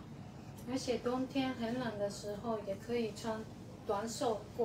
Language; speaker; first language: Chinese; non-native, fluent; Japanese